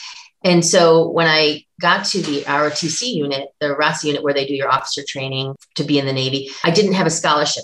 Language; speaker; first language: English; native; English